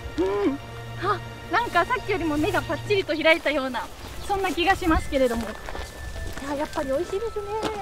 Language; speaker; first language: Japanese; native; Japanese